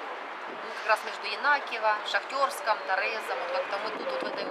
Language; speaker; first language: Russian; native; Russian